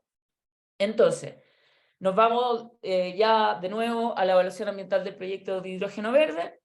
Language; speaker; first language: Spanish; native; Spanish